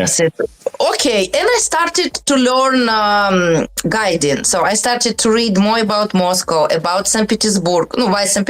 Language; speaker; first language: English; non-native, learner; Russian